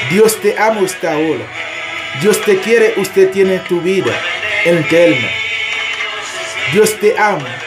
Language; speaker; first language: Spanish; non-native, learner; Haitian Creole